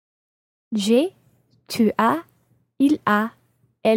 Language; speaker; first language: French; non-native, learner; English